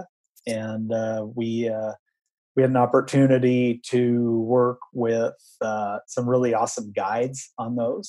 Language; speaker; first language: English; native; English